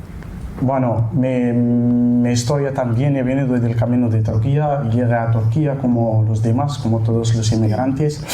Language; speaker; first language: Spanish; non-native, learner; Central Atlas Tamazight